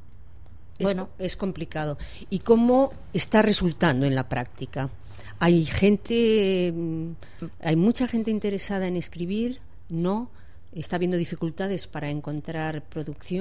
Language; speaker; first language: Spanish; native; Spanish